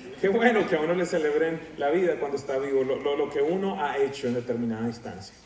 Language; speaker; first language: Spanish; native; Spanish